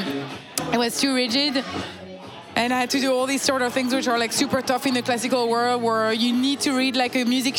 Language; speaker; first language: English; non-native, fluent; French